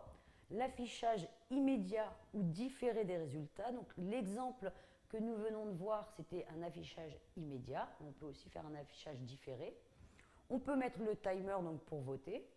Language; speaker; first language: French; native; French